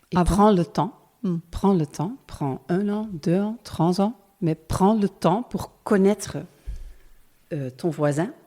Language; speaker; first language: French; non-native, learner; Dutch